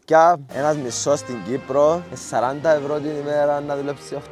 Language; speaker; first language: Greek; native; Greek